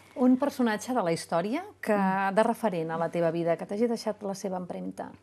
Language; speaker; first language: Catalan; native; Catalan